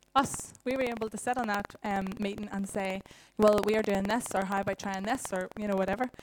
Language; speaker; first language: English; native; English